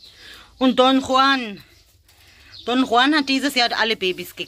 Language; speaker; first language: German; native; German